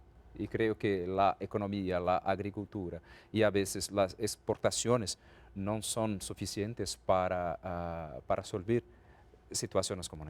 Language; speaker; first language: Spanish; non-native, fluent; Portuguese